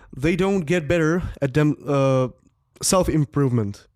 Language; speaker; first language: English; non-native, fluent; Czech